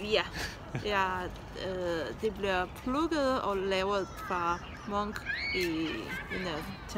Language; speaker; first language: Danish; non-native, fluent; Chinese